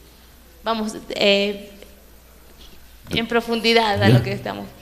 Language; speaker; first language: Spanish; native; Spanish